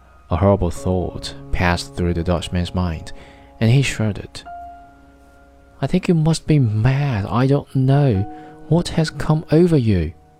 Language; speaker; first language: English; non-native, fluent; Chinese